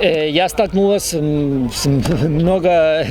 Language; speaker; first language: Russian; non-native, fluent; Spanish